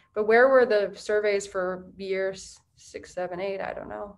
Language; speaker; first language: English; native; English